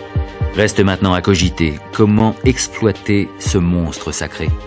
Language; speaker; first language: French; native; French